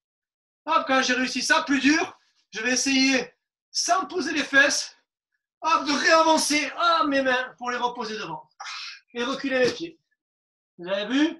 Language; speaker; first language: French; native; French